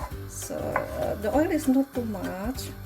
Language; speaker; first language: English; non-native, learner; Indonesian